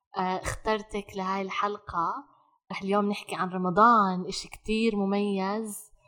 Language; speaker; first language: Arabic; native; Arabic